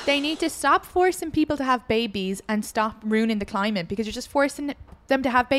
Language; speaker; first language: English; native; English